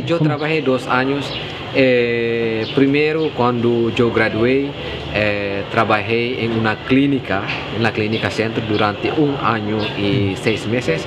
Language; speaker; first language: Spanish; non-native, fluent; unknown